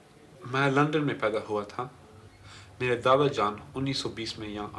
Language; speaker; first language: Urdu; early bilingual, heritage; Urdu